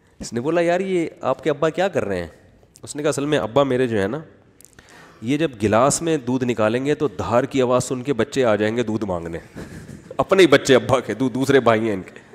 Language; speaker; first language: Urdu; native; Urdu